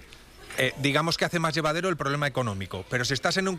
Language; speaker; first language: Spanish; native; Spanish